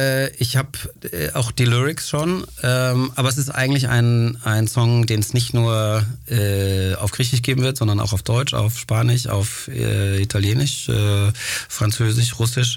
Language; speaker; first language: German; early bilingual, other home language; Greek